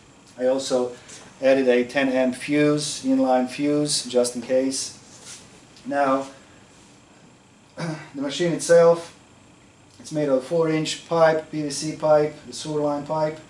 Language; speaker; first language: English; non-native, fluent; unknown